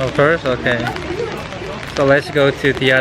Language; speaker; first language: English; non-native, learner; Korean